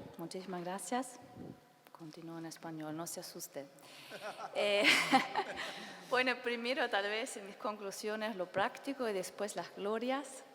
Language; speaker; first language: Spanish; non-native, fluent; German